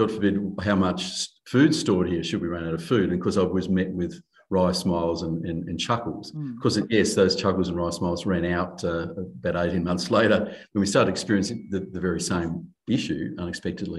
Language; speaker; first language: English; native; English